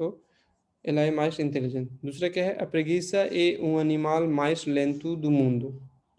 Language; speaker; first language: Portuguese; non-native, fluent; Hindi